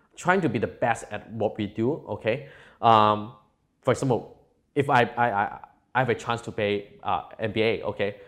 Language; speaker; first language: English; non-native, local second language; Cantonese